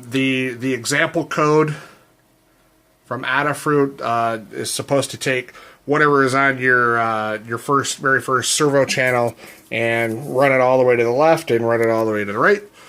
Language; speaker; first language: English; native; English